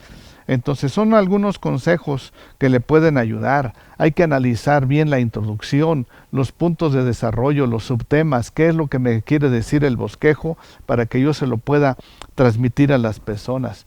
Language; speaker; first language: Spanish; native; Spanish